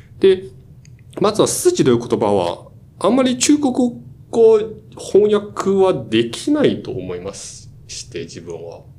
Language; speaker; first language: Japanese; non-native, fluent; Chinese